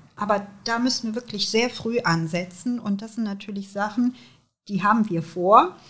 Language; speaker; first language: German; early bilingual, other home language; Serbian